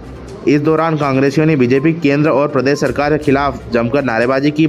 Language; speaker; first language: Hindi; native; Hindi